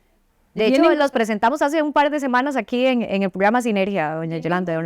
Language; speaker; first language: Spanish; native; Spanish